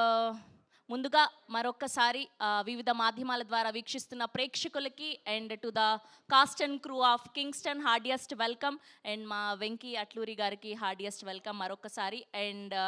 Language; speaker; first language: Telugu; native; Telugu